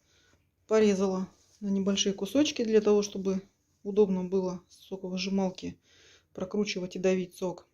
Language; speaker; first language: Russian; native; Russian